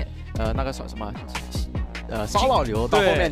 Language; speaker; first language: Chinese; native; Chinese